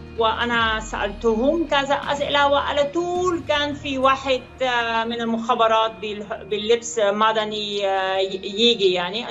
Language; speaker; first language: Arabic; non-native, fluent; Dutch